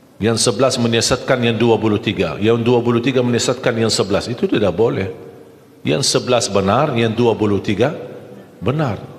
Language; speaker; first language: Malay; non-native, fluent; Arabic